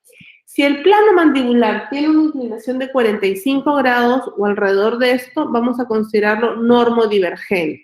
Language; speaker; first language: Spanish; native; Spanish